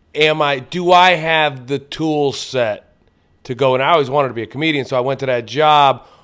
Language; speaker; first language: English; native; English